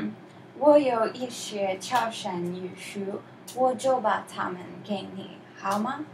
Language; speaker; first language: Chinese; non-native, learner; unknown